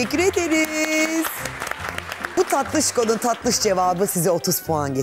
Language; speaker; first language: Turkish; native; Turkish